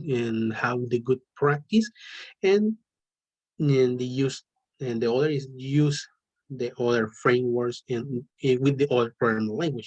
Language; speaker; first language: English; non-native, learner; Spanish